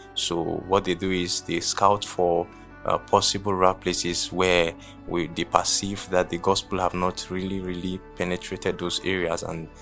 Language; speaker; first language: English; non-native, local second language; Igbo